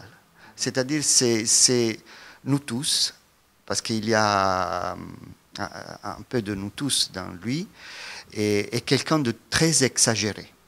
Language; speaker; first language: French; non-native, fluent; Italian